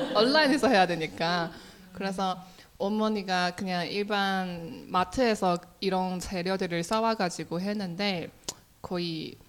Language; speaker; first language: Korean; non-native, fluent; Chinese